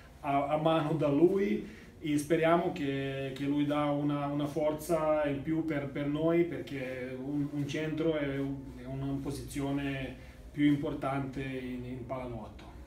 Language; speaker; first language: Italian; non-native, learner; Serbian